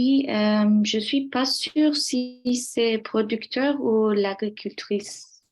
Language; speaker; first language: French; non-native, learner; Turkish